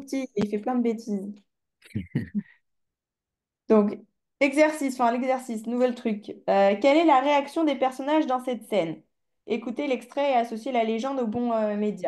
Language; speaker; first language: French; native; French